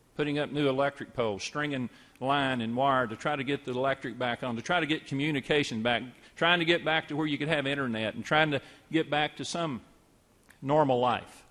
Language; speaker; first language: English; native; English